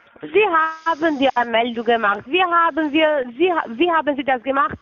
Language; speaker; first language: German; non-native, fluent; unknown